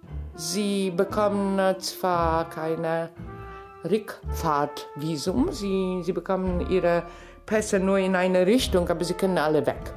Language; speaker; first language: German; non-native, fluent; Polish